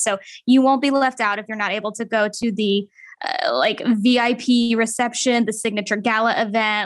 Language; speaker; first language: English; native; English